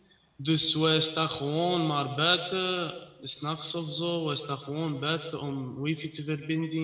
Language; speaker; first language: Dutch; non-native, learner; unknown